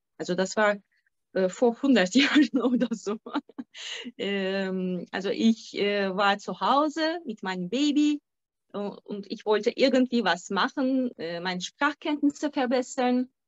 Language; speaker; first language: German; non-native, fluent; Turkish